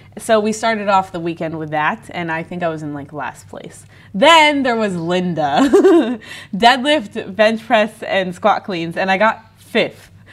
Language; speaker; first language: English; early bilingual, other home language; Hebrew